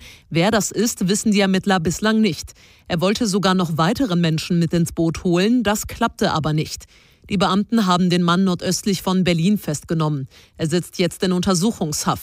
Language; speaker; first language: German; native; German